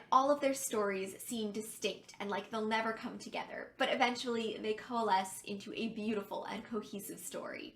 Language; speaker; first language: English; native; English